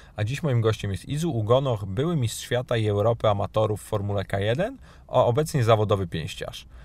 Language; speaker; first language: Polish; native; Polish